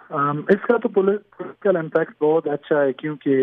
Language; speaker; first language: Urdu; non-native, fluent; Pashto